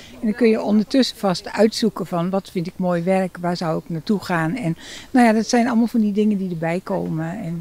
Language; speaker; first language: Dutch; native; Dutch